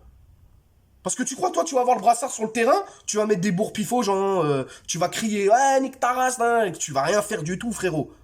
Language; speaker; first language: French; native; French